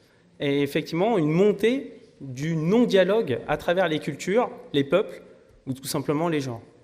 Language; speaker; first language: French; native; French